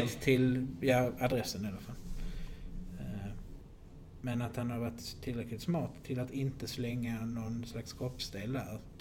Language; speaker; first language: Swedish; native; Swedish